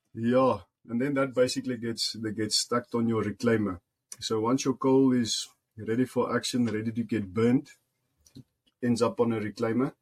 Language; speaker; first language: English; non-native, local second language; Afrikaans